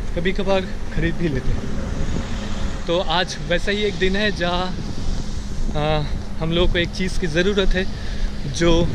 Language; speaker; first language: Hindi; non-native, local second language; Bangla